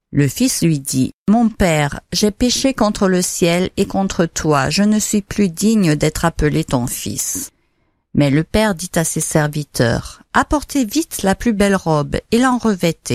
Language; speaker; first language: French; native; French